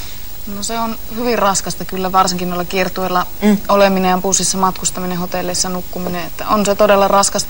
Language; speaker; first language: Finnish; native; Finnish